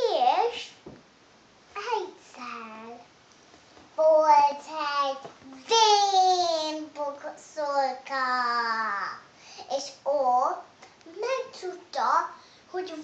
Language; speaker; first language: Hungarian; non-native, learner; English